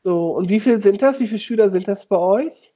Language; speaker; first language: German; native; German